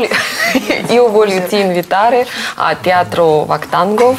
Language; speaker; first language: Italian; non-native, learner; Russian